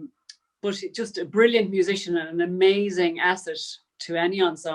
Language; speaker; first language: English; native; English